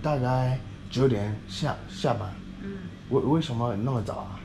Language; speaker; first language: Chinese; non-native, learner; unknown